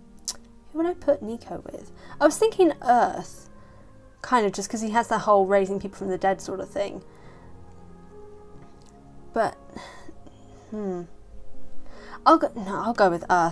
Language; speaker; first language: English; native; English